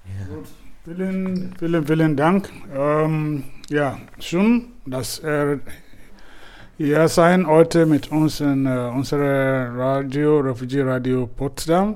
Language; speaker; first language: German; non-native, fluent; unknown